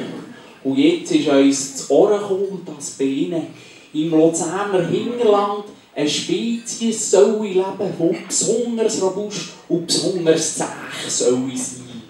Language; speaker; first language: German; native; German